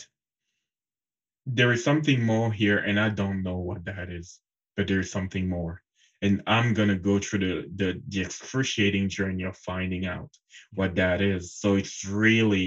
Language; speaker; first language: English; non-native, local second language; French